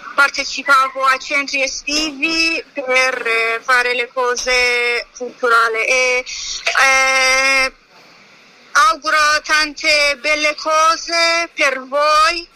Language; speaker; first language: Italian; non-native, learner; Persian